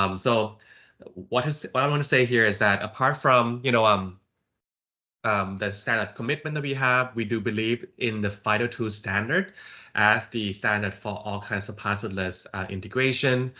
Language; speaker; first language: English; non-native, fluent; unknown